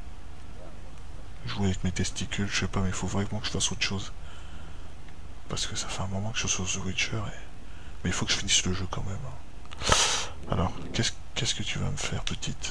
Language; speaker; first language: French; native; French